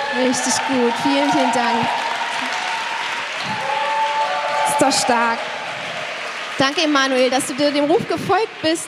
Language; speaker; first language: German; native; German